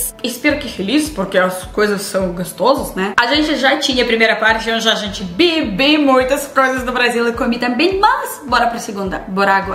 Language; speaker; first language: Portuguese; non-native, learner; Russian